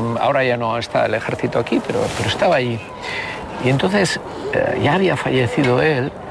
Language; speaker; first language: Spanish; native; Spanish